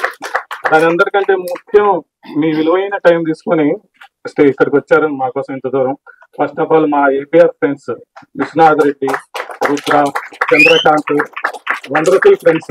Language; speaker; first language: Telugu; native; Telugu